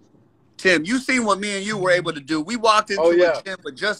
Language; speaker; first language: English; native; English